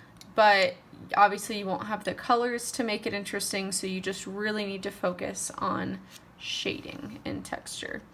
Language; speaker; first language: English; native; English